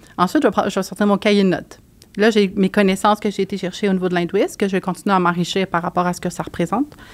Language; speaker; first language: French; native; French